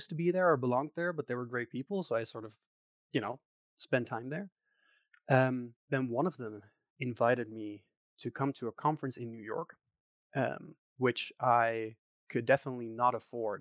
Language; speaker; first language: English; non-native, fluent; Dutch